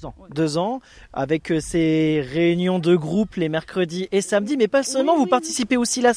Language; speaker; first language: French; native; French